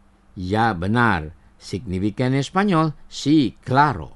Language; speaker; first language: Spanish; non-native, fluent; Indonesian